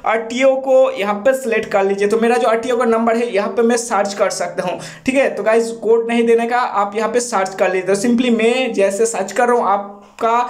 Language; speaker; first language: Hindi; non-native, local second language; Bangla